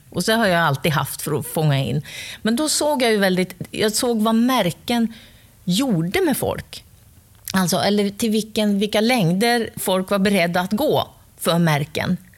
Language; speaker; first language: Swedish; native; Swedish